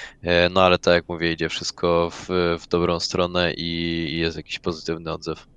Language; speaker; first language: Polish; native; Polish